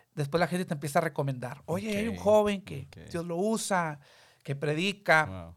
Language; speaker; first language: Spanish; early bilingual, heritage; Spanish